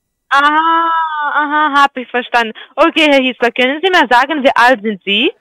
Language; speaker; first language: German; non-native, fluent; Ukrainian